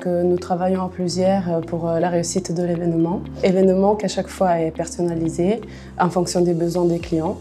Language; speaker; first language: French; non-native, fluent; Italian